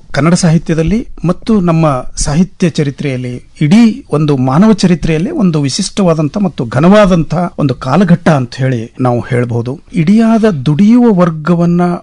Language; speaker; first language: Kannada; native; Kannada